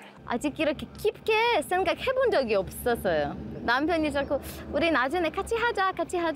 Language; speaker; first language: Korean; non-native, learner; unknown